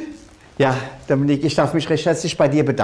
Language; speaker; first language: German; native; German